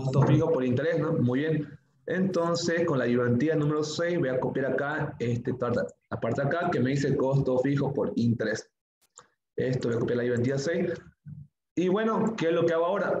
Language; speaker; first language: Spanish; native; Spanish